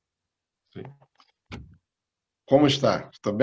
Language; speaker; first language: Portuguese; non-native, fluent; Spanish